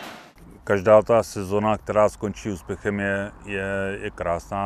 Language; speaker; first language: Czech; native; Czech